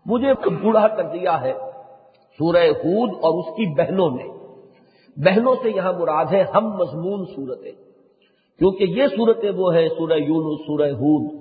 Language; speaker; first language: Urdu; native; Urdu